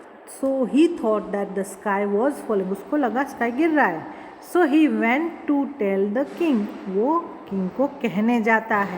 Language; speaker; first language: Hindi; native; Hindi